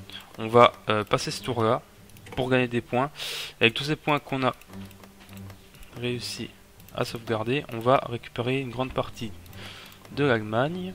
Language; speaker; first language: French; native; French